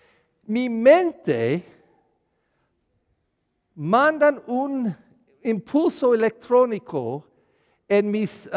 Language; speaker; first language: Spanish; non-native, learner; English